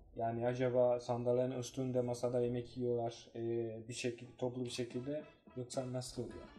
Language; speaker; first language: Turkish; non-native, fluent; Swahili